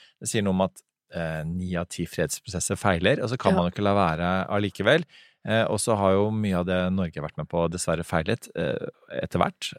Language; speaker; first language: Norwegian; native; Norwegian